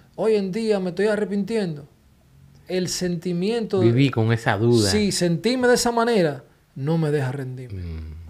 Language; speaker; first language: Spanish; early bilingual, heritage; Spanish